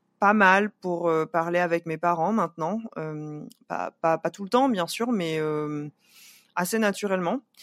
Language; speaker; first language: French; native; French